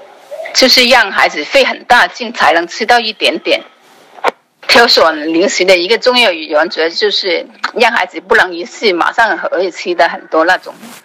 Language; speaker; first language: Chinese; native; Chinese